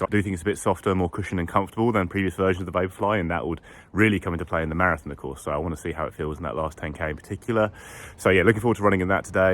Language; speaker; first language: English; native; English